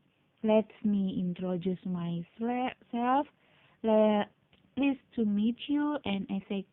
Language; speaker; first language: English; non-native, fluent; Indonesian